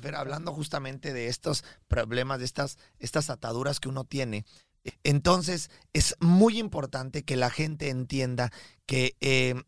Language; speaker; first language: Spanish; native; Spanish